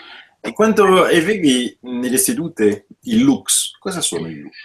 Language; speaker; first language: Italian; non-native, fluent; French